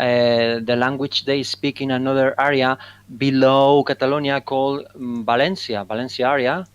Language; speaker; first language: English; non-native, fluent; Spanish